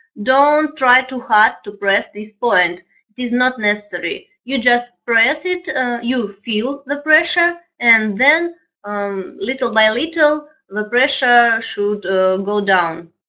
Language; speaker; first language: English; non-native, fluent; Russian